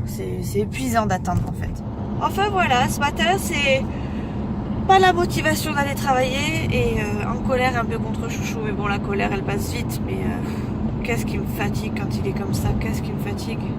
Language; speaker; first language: French; native; French